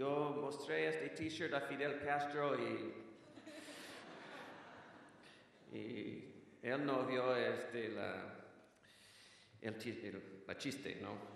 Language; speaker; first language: Spanish; non-native, fluent; English